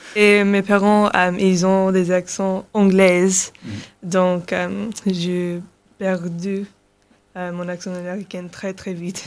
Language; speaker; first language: French; non-native, learner; English